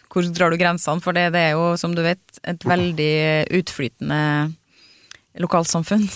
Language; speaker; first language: Norwegian; native; Norwegian